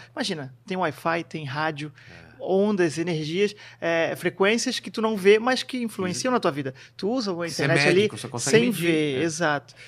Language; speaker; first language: Portuguese; native; Portuguese